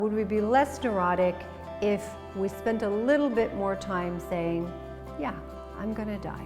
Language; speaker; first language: English; native; English